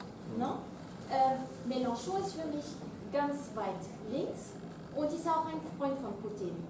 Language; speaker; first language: German; non-native, fluent; French